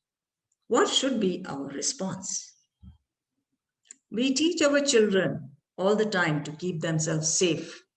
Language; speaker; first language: English; non-native, local second language; Malayalam